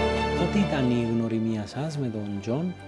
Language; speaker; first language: Greek; native; Greek